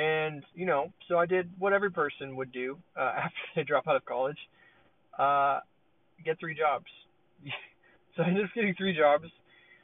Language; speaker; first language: English; native; English